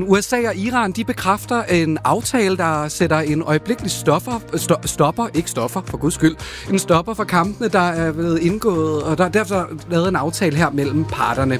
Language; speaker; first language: Danish; native; Danish